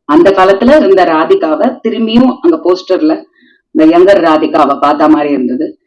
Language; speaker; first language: Tamil; native; Tamil